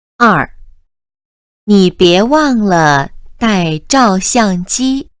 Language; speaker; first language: Chinese; native; Chinese